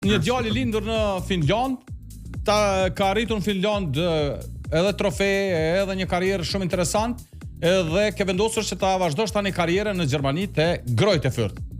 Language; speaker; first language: Albanian; native; Albanian